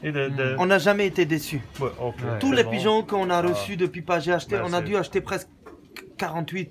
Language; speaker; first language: French; native; French